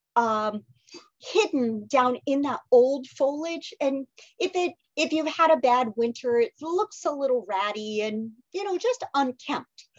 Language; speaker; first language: English; native; English